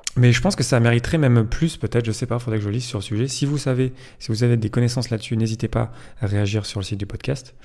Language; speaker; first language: French; native; French